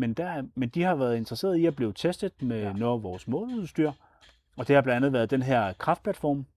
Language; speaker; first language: Danish; native; Danish